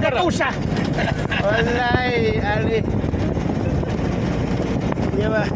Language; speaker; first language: Arabic; non-native, learner; Filipino